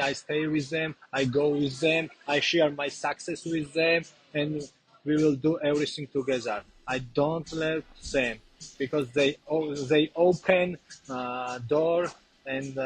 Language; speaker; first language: English; non-native, learner; Georgian